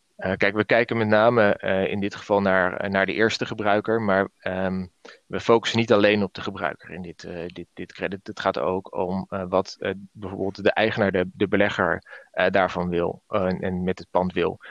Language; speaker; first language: Dutch; native; Dutch